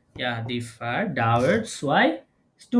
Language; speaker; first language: German; non-native, learner; Bangla